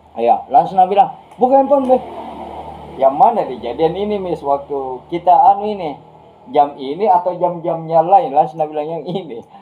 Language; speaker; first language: Indonesian; native; Indonesian